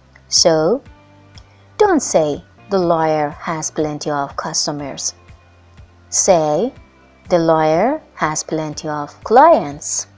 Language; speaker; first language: English; non-native, fluent; Persian